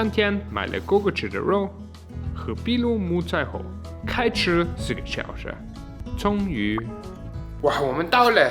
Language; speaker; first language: Chinese; native; Chinese